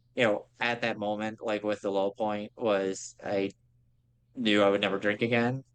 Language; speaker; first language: English; native; English